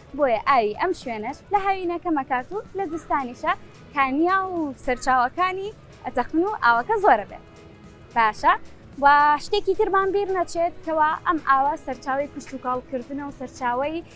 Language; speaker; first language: Central Kurdish; native; Central Kurdish